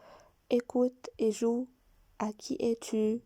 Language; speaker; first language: French; non-native, fluent; Arabic